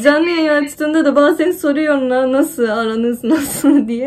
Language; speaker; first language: Turkish; non-native, fluent; Japanese